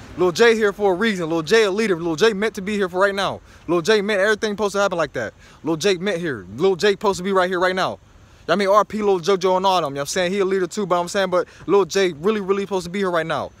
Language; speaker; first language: English; native; English